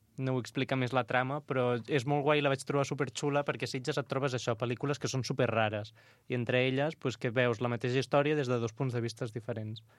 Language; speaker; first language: Catalan; non-native, local second language; Spanish